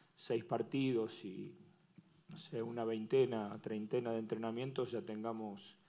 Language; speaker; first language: Spanish; native; Spanish